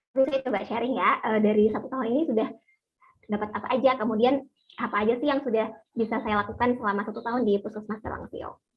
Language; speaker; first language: Indonesian; native; Indonesian